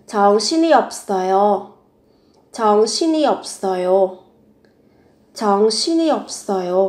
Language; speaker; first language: Korean; non-native, fluent; Vietnamese